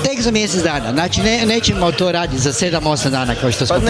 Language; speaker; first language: Croatian; native; Croatian